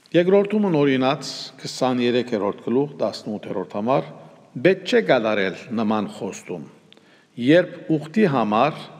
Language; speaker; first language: Armenian; early bilingual, heritage; Armenian